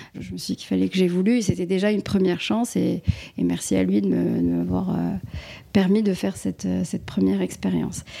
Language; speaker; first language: French; non-native, local second language; Arabic